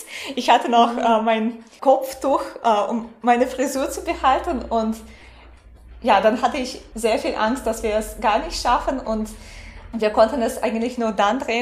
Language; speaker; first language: German; non-native, fluent; Russian